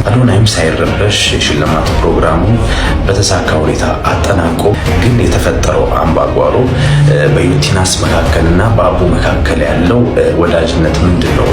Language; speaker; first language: Amharic; native; Amharic